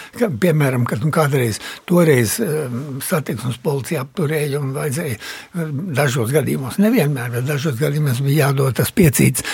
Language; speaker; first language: Latvian; early bilingual, heritage; Latvian